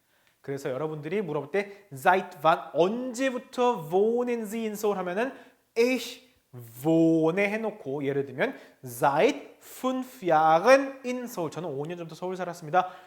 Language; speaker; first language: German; non-native, fluent; Korean